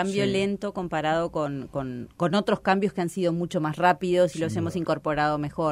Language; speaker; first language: Spanish; native; Spanish